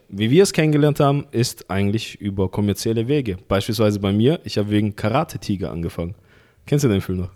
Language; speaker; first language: German; early bilingual, other home language; Russian